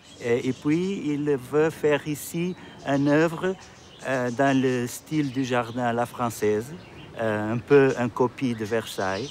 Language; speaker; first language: French; non-native, fluent; Portuguese